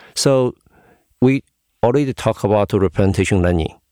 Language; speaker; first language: English; non-native, fluent; Chinese